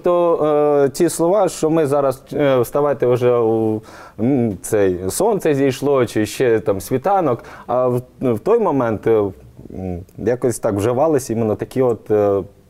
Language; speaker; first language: Ukrainian; native; Ukrainian